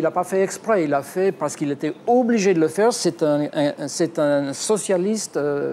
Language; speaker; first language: French; non-native, fluent; English